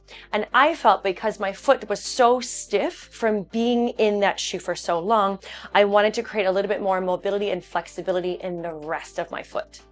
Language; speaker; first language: English; native; English